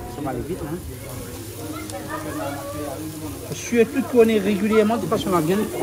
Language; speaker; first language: French; non-native, local second language; Réunion Creole French